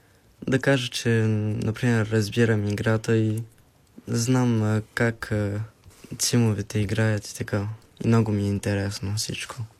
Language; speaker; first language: Bulgarian; early bilingual, heritage; Bulgarian